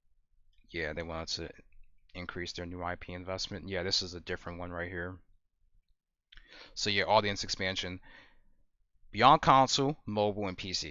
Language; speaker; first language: English; native; English